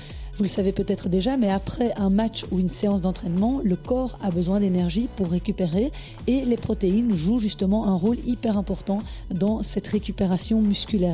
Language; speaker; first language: French; native; French